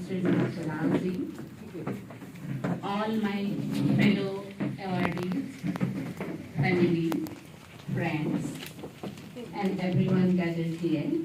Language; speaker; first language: English; non-native, local second language; Assamese